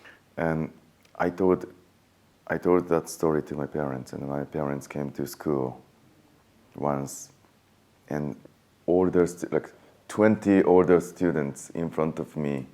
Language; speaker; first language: English; non-native, fluent; Japanese